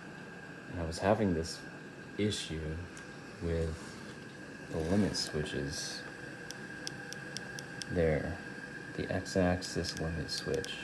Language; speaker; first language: English; native; English